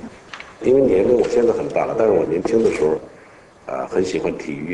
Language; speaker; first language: Chinese; native; Chinese